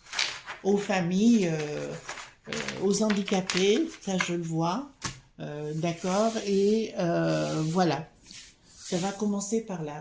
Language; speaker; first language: French; native; French